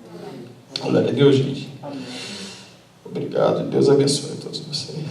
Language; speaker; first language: Portuguese; native; Portuguese